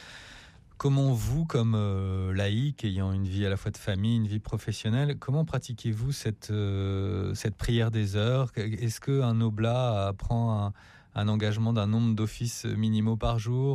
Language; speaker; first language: French; native; French